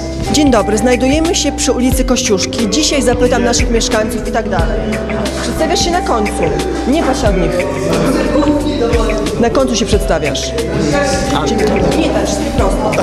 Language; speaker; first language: Polish; native; Polish